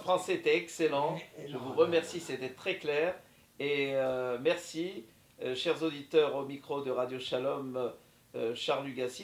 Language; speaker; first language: French; native; French